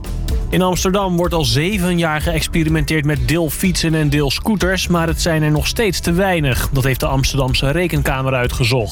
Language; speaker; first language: Dutch; native; Dutch